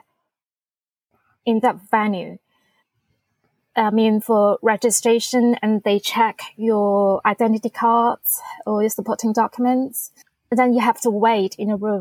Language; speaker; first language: English; non-native, fluent; Chinese